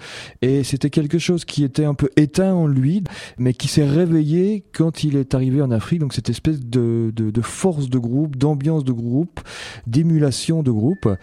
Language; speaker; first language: French; native; French